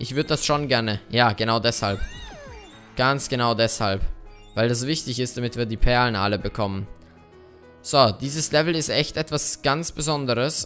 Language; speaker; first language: German; native; German